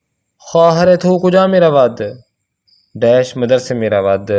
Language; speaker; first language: Persian; non-native, fluent; Urdu